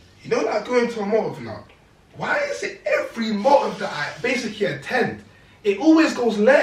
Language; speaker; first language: English; native; English